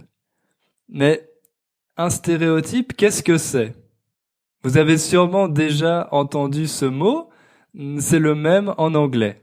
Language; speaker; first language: French; native; French